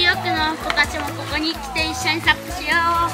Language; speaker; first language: Japanese; native; Japanese